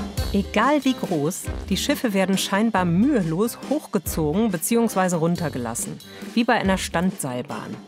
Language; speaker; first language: German; native; German